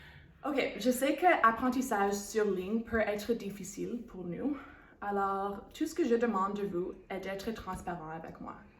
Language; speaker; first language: French; non-native, local second language; English